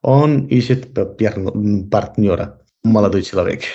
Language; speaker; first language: Russian; non-native, learner; Spanish